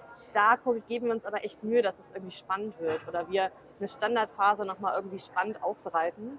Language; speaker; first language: German; native; German